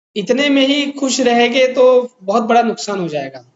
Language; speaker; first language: Hindi; non-native, local second language; Marathi